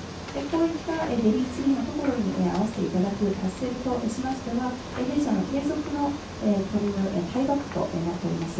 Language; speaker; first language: Japanese; native; Japanese